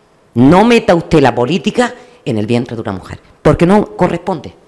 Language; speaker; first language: Spanish; native; Spanish